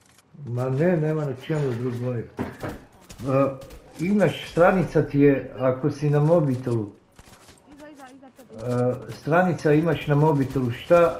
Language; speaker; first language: Serbian; native; Serbian